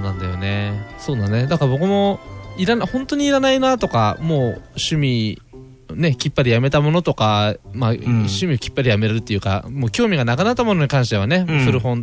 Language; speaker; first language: Japanese; native; Japanese